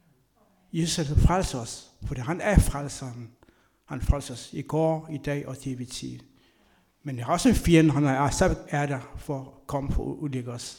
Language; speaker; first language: Danish; non-native, fluent; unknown